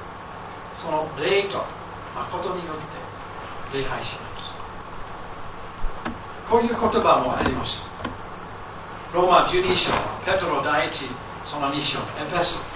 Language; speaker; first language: Japanese; non-native, fluent; English